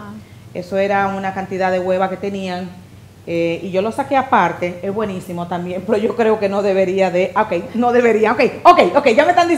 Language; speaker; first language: Spanish; native; Spanish